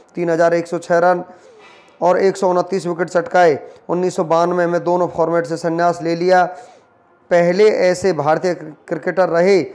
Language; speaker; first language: Hindi; native; Hindi